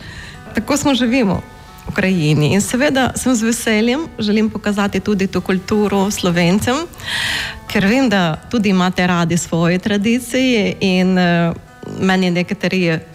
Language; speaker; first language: Slovenian; non-native, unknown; Ukrainian